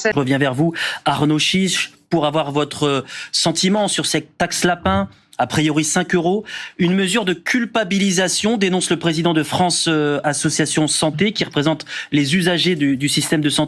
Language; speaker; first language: French; native; French